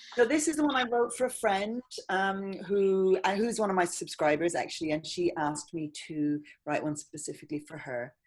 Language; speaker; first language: English; native; English